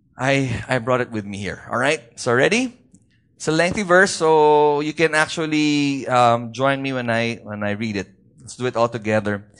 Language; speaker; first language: English; non-native, local second language; Filipino